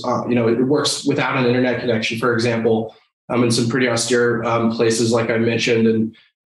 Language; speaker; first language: English; native; English